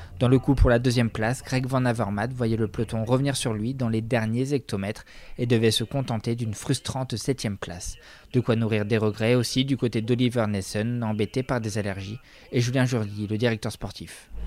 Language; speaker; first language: French; native; French